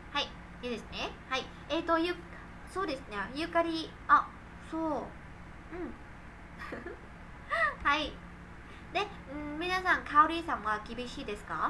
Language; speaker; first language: Japanese; non-native, fluent; Vietnamese